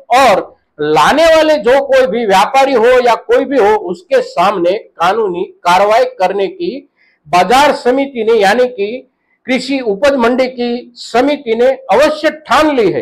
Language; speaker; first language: Hindi; non-native, local second language; Gujarati